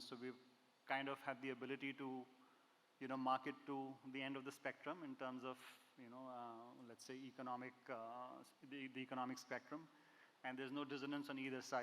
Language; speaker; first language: English; non-native, local second language; Hindi